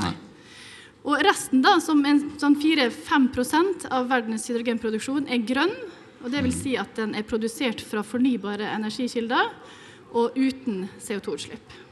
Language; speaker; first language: Norwegian; native; Norwegian